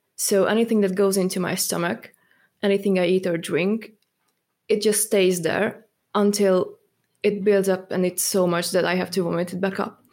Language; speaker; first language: English; non-native, fluent; Hungarian